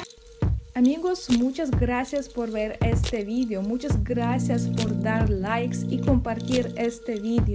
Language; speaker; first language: Spanish; non-native, fluent; Russian